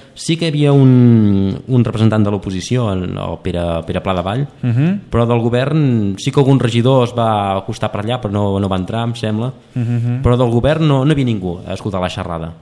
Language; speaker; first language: Catalan; native; Catalan